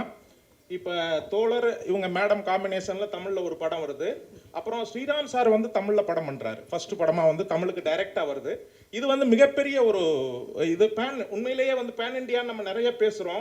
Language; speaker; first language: Tamil; native; Tamil